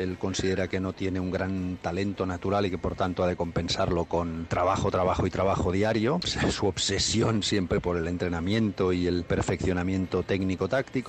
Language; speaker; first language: Spanish; native; Spanish